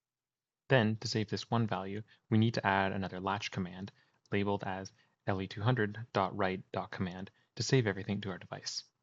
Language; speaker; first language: English; native; English